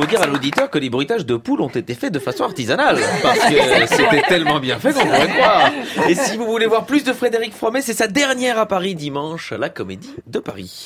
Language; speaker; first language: French; native; French